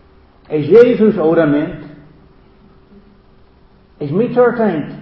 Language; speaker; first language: Hungarian; non-native, fluent; English